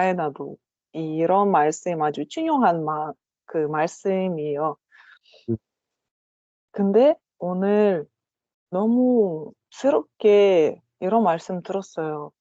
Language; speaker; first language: Korean; non-native, learner; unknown